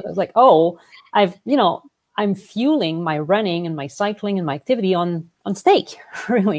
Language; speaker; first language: English; non-native, fluent; French